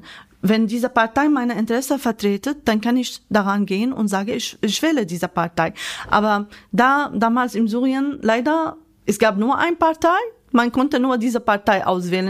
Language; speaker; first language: German; non-native, fluent; Arabic